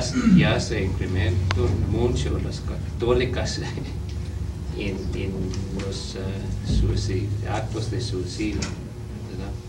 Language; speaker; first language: Spanish; non-native, learner; English